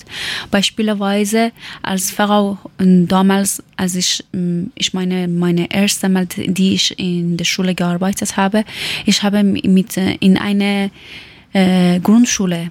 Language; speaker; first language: German; non-native, learner; Persian